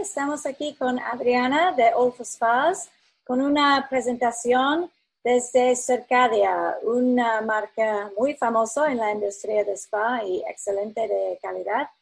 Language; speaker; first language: Spanish; non-native, fluent; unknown